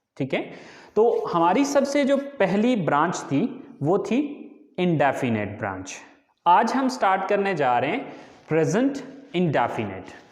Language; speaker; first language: Urdu; native; Urdu